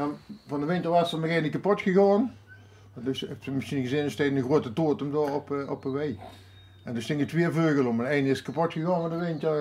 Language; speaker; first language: Dutch; native; Dutch